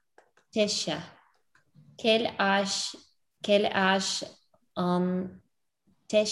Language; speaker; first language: French; non-native, learner; English